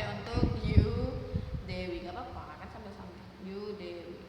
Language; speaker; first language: Indonesian; native; Indonesian